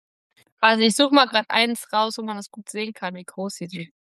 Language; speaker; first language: German; native; German